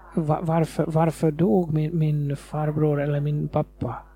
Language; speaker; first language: Swedish; non-native, fluent; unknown